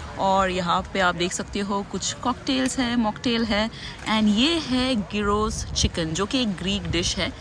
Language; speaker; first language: Hindi; native; Hindi